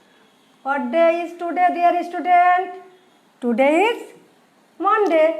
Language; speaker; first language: English; non-native, learner; Bangla